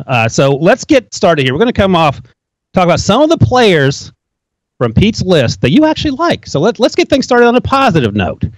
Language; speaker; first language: English; native; English